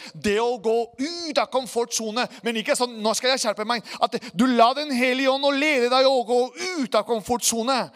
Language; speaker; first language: Norwegian; non-native, fluent; Spanish